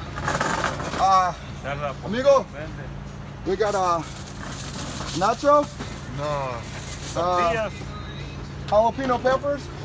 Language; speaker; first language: English; native; English